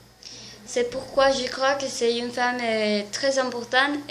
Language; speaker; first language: French; non-native, learner; Spanish